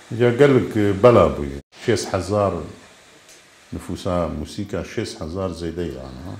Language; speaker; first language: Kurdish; native; Kurdish